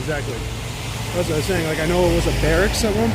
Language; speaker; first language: English; native; English